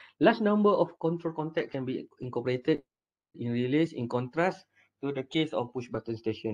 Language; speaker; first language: English; non-native, local second language; Malay